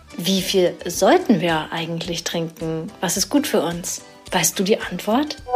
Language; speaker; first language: German; native; German